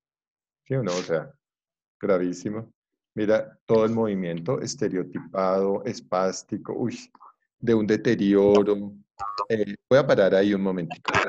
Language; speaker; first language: Spanish; native; Spanish